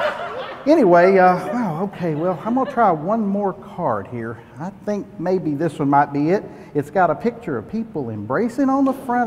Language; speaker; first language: English; native; English